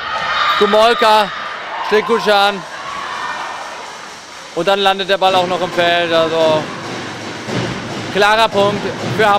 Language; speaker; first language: German; native; German